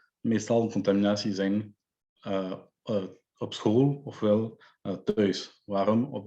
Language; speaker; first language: Dutch; non-native, local second language; French